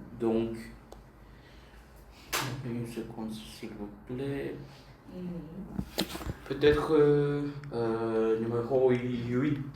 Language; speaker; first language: French; non-native, learner; Bulgarian